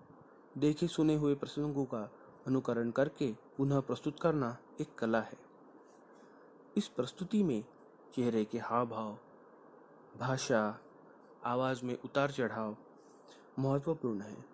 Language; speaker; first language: Hindi; non-native, local second language; Marathi